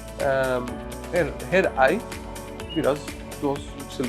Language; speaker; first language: Turkish; early bilingual, other home language; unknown